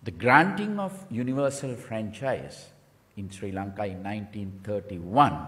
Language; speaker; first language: English; non-native, local second language; Sinhala